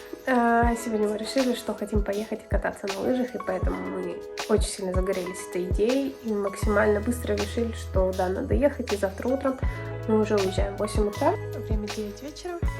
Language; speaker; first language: Russian; native; Russian